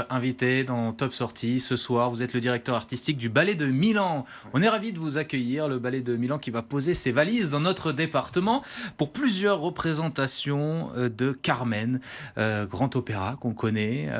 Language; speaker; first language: French; native; French